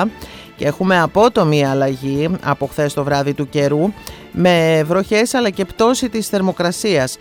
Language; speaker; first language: Greek; native; Greek